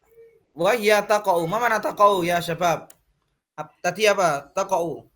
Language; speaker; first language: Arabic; non-native, fluent; Indonesian